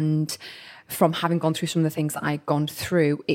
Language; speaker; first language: English; native; English